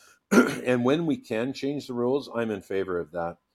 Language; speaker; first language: English; native; English